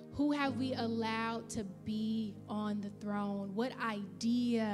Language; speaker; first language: English; native; English